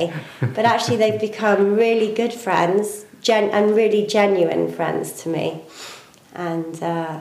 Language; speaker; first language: English; native; English